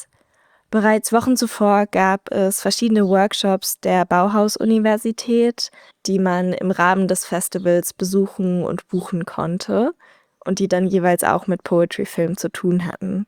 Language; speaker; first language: German; native; German